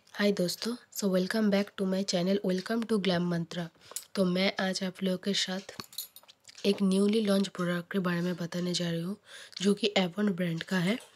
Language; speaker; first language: Hindi; non-native, local second language; Bangla